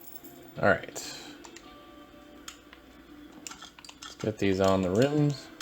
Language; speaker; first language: English; native; English